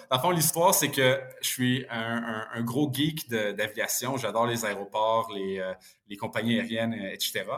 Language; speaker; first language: French; early bilingual, other home language; Bosnian